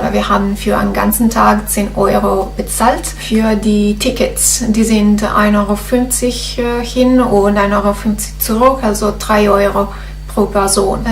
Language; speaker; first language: German; non-native, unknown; Italian